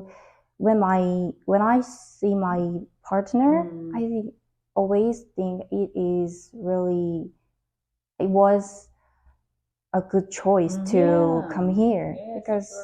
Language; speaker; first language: English; non-native, learner; Korean